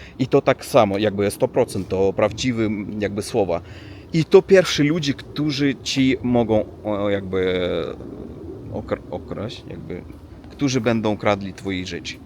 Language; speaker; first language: Polish; non-native, learner; Russian